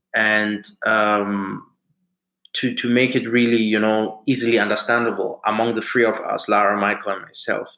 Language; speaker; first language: English; early bilingual, other home language; German